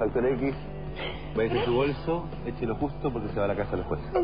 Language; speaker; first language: Spanish; native; Spanish